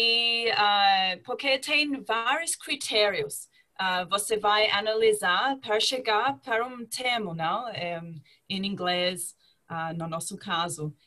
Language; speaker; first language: Portuguese; non-native, fluent; English